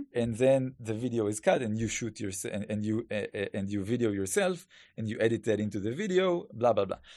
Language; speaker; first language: English; non-native, fluent; Hebrew